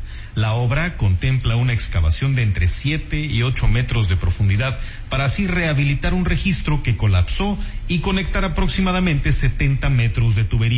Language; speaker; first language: Spanish; native; Spanish